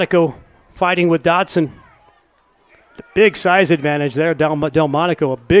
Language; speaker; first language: English; native; English